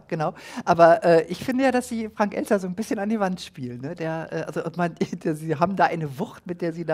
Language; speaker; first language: German; native; German